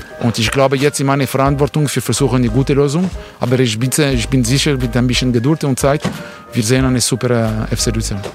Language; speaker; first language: German; non-native, learner; French